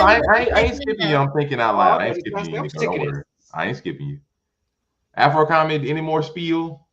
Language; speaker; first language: English; native; English